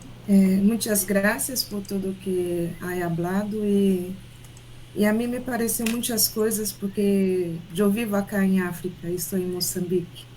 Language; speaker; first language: Spanish; non-native, learner; Portuguese